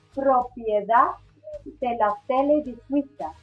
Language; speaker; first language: Spanish; non-native, fluent; Swiss German